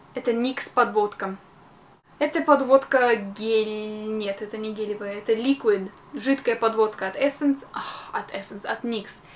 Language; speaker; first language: Russian; early bilingual, heritage; Russian